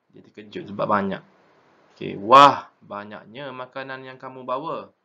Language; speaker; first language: Malay; native; Malay